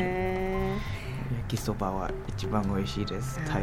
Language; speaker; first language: Japanese; non-native, learner; Thai